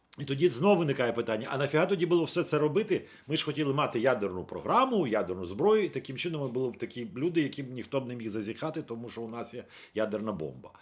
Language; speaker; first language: Ukrainian; native; Ukrainian